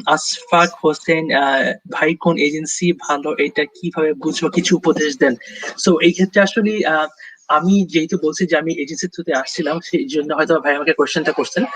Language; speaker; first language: Bangla; native; Bangla